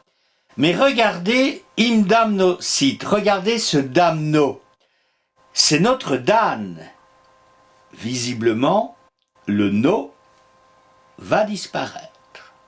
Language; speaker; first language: French; native; French